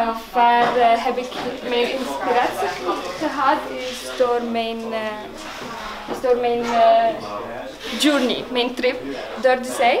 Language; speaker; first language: Dutch; non-native, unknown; Arabic